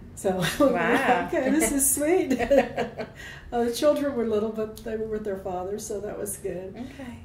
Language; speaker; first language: English; native; English